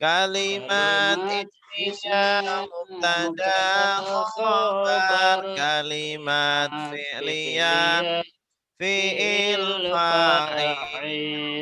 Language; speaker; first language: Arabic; non-native, fluent; Indonesian